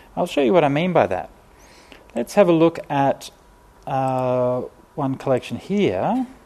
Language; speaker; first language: English; native; English